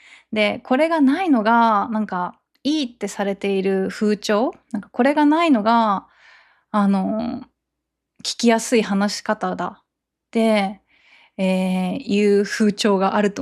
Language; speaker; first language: Japanese; native; Japanese